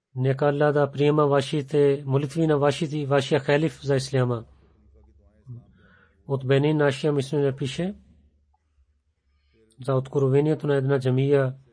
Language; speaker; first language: Bulgarian; non-native, learner; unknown